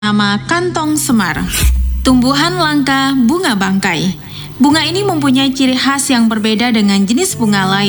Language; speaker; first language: Indonesian; native; Indonesian